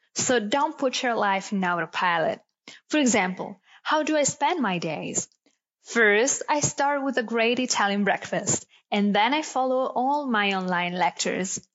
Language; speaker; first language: English; non-native, fluent; Italian